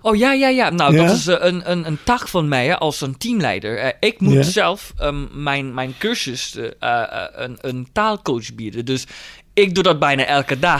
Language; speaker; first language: Dutch; non-native, fluent; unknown